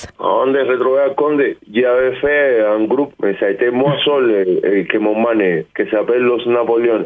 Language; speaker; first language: French; non-native, learner; Spanish